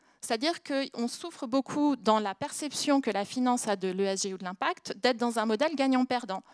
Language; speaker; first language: French; native; French